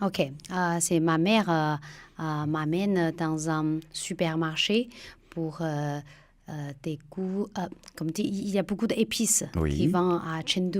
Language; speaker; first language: French; non-native, fluent; Chinese